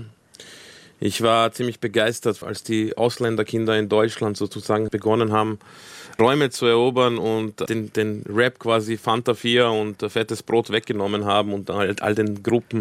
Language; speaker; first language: German; early bilingual, other home language; Croatian